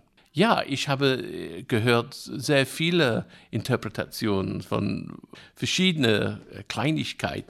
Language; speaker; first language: German; non-native, fluent; English